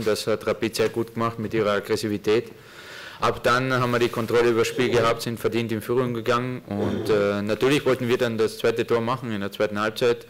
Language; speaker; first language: German; native; German